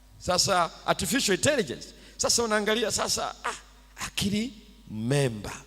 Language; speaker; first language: Swahili; native; Swahili